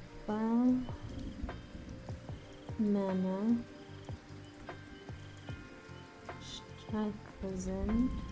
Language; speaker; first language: German; non-native, learner; English